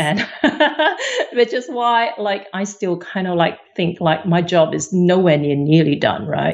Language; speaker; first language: English; non-native, local second language; Cantonese